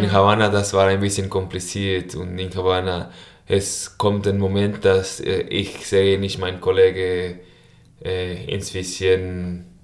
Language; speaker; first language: German; non-native, learner; Spanish